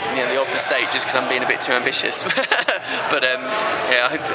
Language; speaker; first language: English; native; English